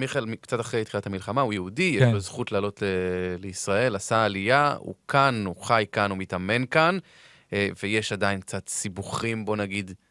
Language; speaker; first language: Hebrew; native; Hebrew